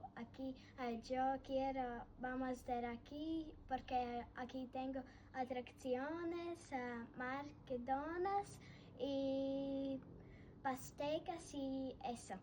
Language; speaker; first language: Spanish; non-native, learner; Latvian